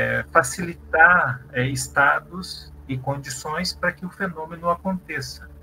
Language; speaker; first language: Portuguese; native; Portuguese